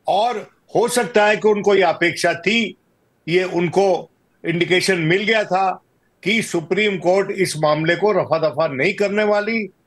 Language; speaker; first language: Hindi; native; Hindi